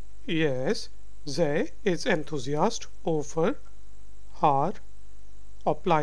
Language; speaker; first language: Dutch; non-native, learner; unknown